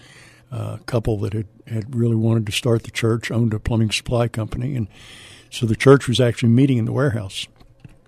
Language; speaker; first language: English; native; English